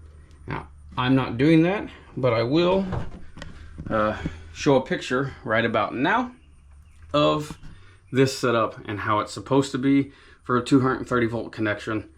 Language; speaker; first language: English; native; English